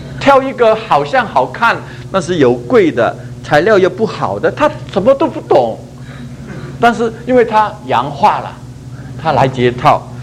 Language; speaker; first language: Chinese; non-native, local second language; Cantonese